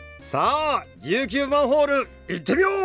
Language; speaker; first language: Japanese; native; Japanese